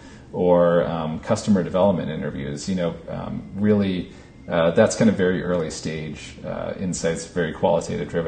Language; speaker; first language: English; native; English